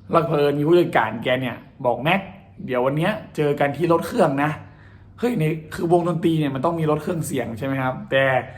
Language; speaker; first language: Thai; native; Thai